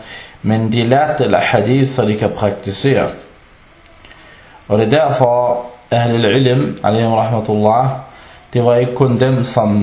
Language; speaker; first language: Danish; early bilingual, other home language; Arabic